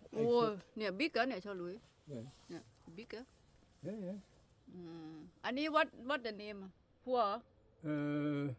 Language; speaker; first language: English; non-native, learner; Thai